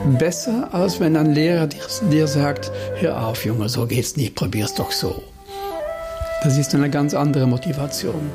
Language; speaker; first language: German; non-native, local second language; Dutch